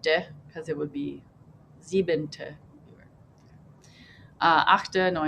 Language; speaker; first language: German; non-native, fluent; English